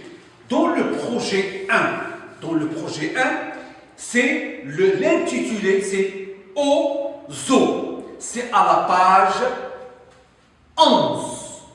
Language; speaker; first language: French; non-native, local second language; Arabic